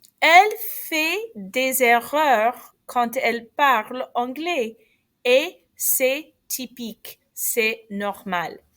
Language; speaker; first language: French; non-native, fluent; English